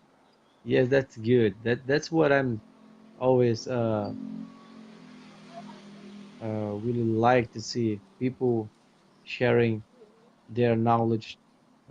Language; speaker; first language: English; non-native, fluent; Portuguese